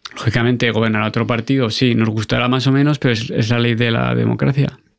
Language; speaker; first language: Spanish; native; Spanish